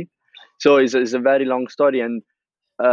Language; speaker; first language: English; non-native, fluent; Italian